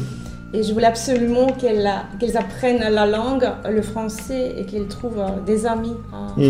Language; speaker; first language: French; non-native, fluent; Finnish